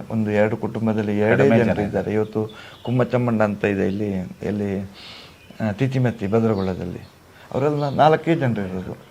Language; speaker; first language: Kannada; non-native, local second language; Kodava